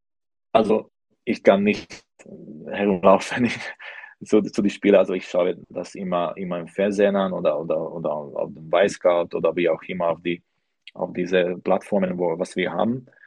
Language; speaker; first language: German; non-native, learner; Slovak